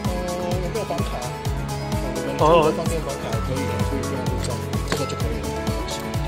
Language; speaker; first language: Chinese; native; Chinese